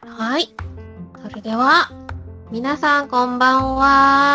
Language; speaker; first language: Japanese; non-native, learner; Malay